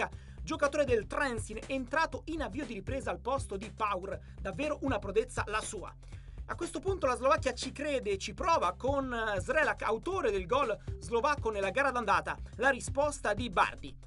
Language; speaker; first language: Italian; native; Italian